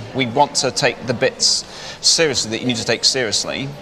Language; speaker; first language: English; native; English